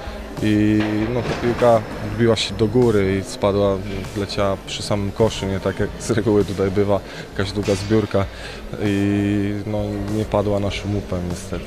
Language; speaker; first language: Polish; native; Polish